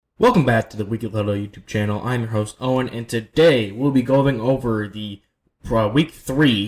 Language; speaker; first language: English; native; English